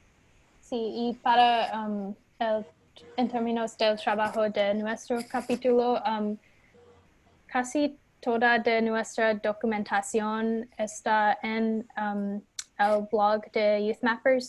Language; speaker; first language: Spanish; non-native, fluent; English